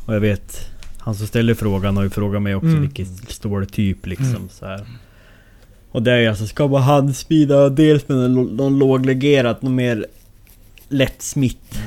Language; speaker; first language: Swedish; native; Swedish